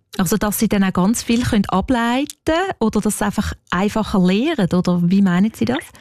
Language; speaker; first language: German; native; German